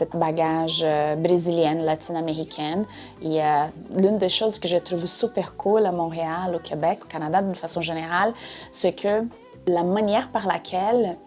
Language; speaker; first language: French; non-native, fluent; Portuguese